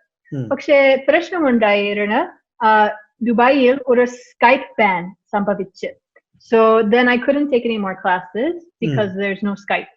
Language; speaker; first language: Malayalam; non-native, learner; English